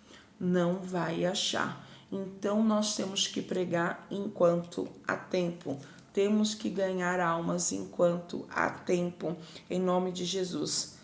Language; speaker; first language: Portuguese; native; Portuguese